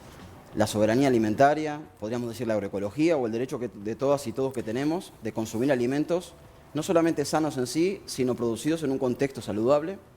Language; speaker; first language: Spanish; native; Spanish